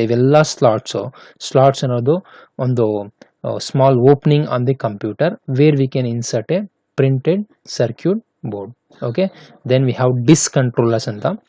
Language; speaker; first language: Kannada; native; Kannada